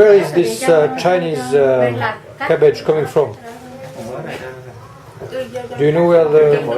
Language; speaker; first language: English; non-native, fluent; French